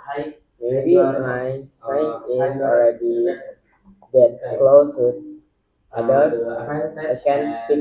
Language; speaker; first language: English; non-native, learner; Indonesian